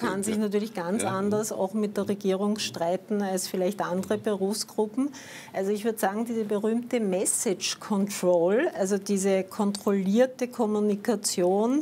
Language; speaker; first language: German; native; German